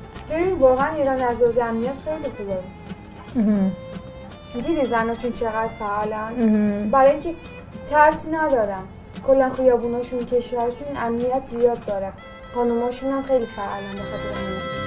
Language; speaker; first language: Persian; non-native, fluent; Turkish